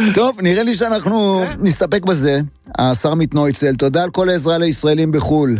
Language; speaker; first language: Hebrew; native; Hebrew